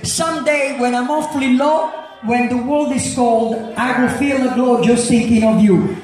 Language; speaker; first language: English; early bilingual, other home language; Italian